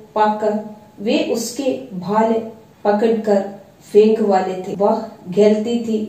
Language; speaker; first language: Hindi; non-native, local second language; Malayalam